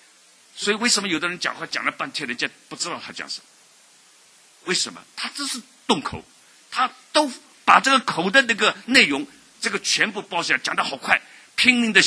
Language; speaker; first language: Chinese; native; Chinese